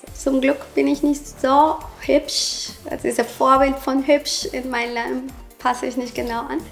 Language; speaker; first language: German; non-native, fluent; Spanish